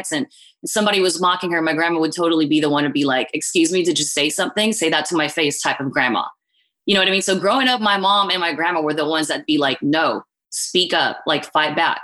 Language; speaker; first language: English; non-native, local second language; Filipino